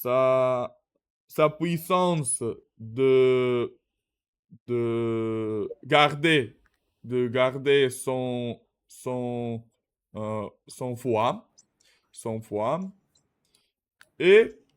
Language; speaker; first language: French; non-native, learner; Russian